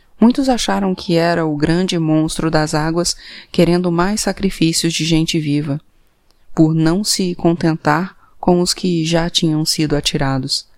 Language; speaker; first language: Portuguese; native; Portuguese